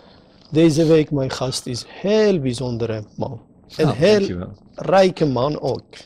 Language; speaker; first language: Dutch; non-native, learner; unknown